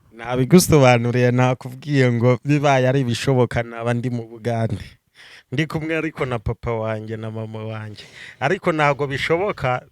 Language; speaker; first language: Kinyarwanda; early bilingual, other home language; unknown